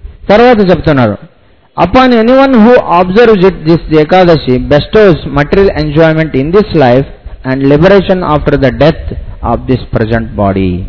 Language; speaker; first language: Telugu; non-native, fluent; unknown